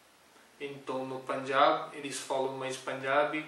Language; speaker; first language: Portuguese; non-native, learner; Urdu